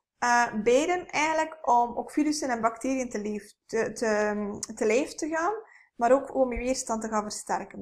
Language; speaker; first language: Dutch; native; Dutch